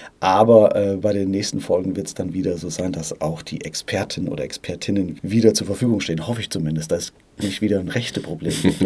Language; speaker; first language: German; native; German